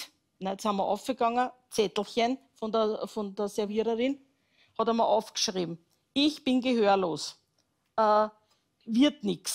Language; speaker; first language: German; native; German